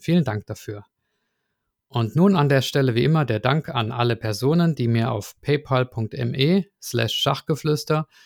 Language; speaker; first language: German; native; German